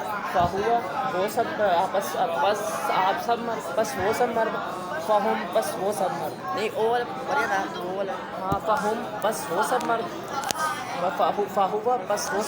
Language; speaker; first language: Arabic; non-native, learner; Urdu